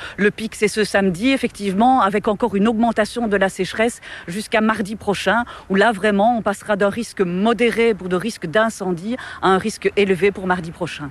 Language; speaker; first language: French; native; French